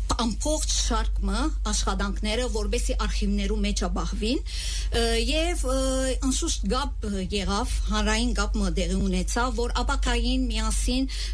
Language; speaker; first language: Armenian; native; Armenian